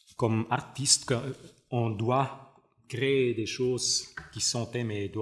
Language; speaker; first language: French; non-native, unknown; German